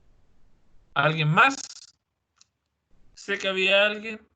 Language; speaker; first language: Spanish; native; Spanish